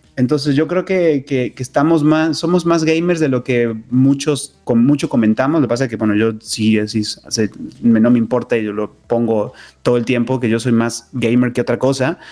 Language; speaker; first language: Spanish; native; Spanish